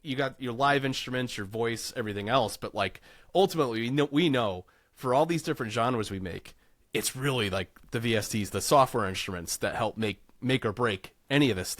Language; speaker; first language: English; native; English